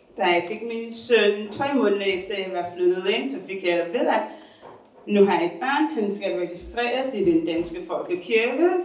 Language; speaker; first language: Danish; non-native, fluent; English